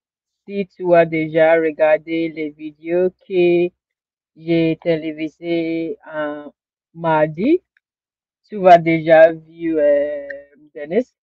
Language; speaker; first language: French; non-native, learner; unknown